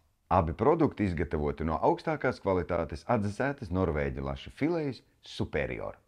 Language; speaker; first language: Latvian; native; Latvian